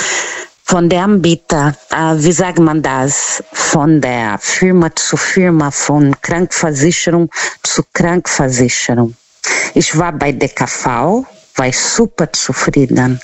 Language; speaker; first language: German; non-native, fluent; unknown